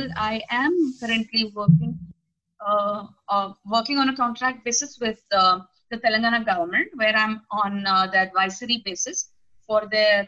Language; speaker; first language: English; non-native, local second language; Telugu